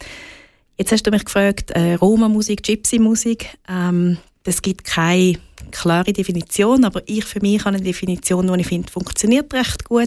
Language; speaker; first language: German; native; German